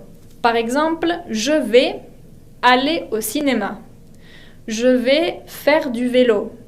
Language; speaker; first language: French; non-native, fluent; Spanish